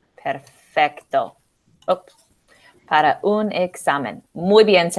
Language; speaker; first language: Spanish; non-native, learner; English